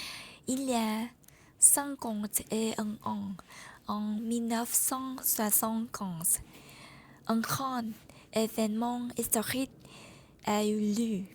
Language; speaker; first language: French; non-native, learner; Vietnamese